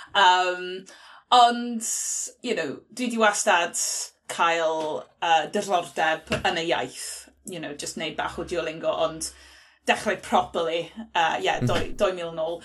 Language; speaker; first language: Welsh; non-native, local second language; English